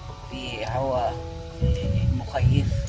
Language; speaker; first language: Arabic; non-native, learner; Filipino